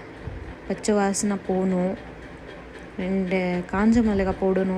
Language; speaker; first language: Tamil; non-native, learner; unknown